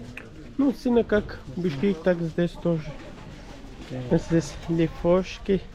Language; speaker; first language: Russian; non-native, learner; Urdu